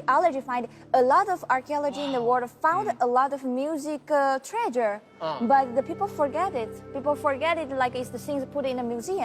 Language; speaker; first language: English; non-native, learner; Chinese